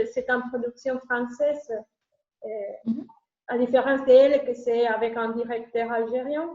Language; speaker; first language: French; non-native, learner; Spanish